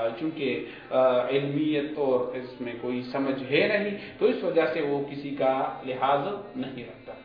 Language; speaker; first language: Urdu; non-native, local second language; Pashto